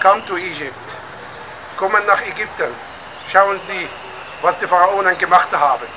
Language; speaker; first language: German; non-native, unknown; Arabic